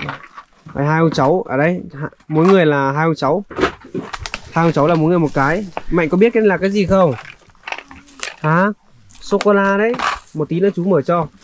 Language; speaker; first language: Vietnamese; native; Vietnamese